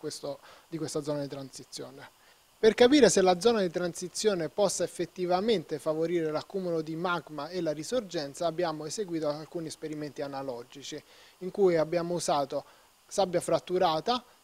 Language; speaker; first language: Italian; native; Italian